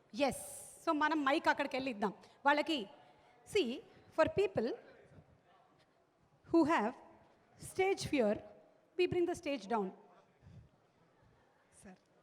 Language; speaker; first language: Telugu; native; Telugu